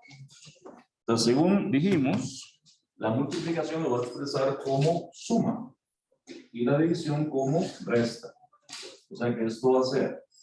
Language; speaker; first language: Spanish; native; Spanish